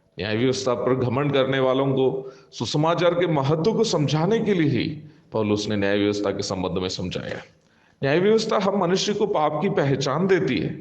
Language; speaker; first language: Hindi; non-native, local second language; Malayalam